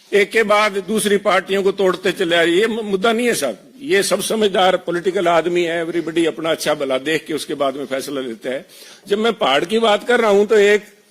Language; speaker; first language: Urdu; non-native, local second language; Punjabi